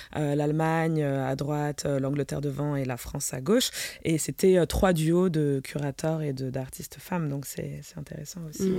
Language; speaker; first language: French; native; French